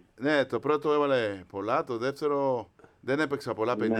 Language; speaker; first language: Greek; non-native, fluent; Spanish